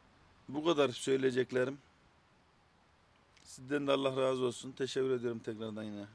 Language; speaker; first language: Turkish; native; Turkish